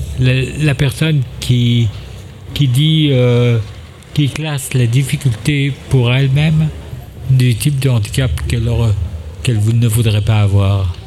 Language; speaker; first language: French; native; French